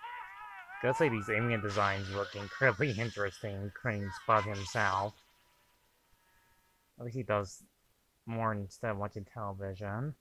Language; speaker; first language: English; native; English